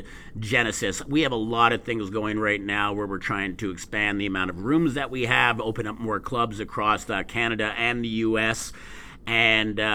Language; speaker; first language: English; native; English